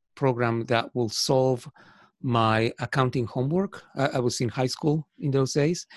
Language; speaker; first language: English; non-native, fluent; Spanish